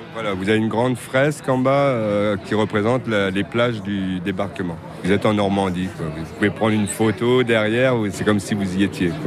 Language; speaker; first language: French; native; French